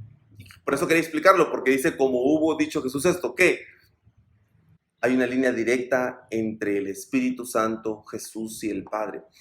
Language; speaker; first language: Spanish; native; Spanish